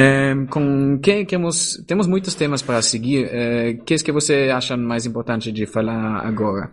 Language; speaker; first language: Portuguese; non-native, fluent; German